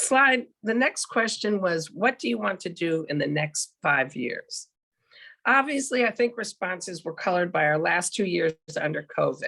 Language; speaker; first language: English; native; English